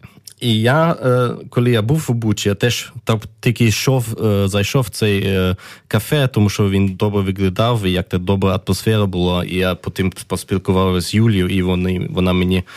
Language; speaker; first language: Ukrainian; early bilingual, heritage; German